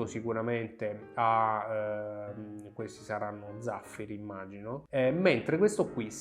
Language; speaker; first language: Italian; native; Italian